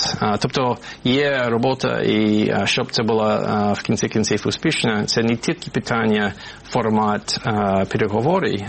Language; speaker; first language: Ukrainian; non-native, fluent; English